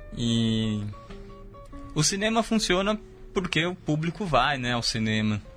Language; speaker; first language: Portuguese; native; Portuguese